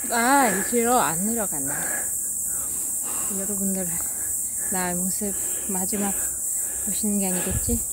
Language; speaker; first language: Korean; non-native, fluent; Russian